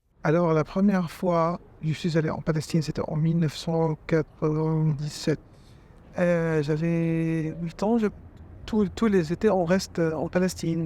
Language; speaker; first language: French; non-native, fluent; Arabic